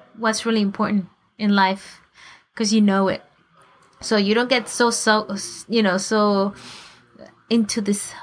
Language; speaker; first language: English; non-native, fluent; Spanish